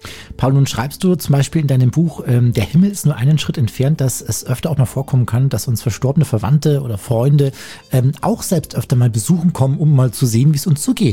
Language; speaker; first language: German; native; German